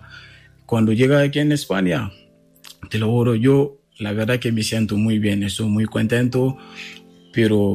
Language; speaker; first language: Spanish; non-native, learner; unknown